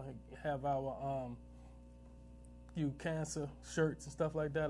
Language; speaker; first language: English; native; English